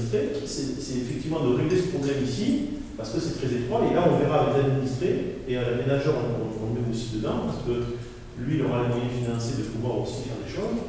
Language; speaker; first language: French; native; French